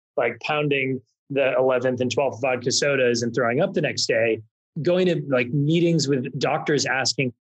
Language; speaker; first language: English; native; English